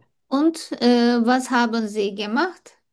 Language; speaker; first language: German; non-native, fluent; Turkish